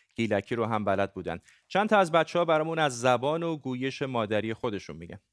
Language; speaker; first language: Persian; non-native, local second language; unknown